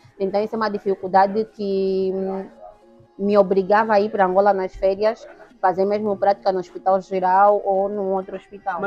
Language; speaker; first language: Portuguese; native; Portuguese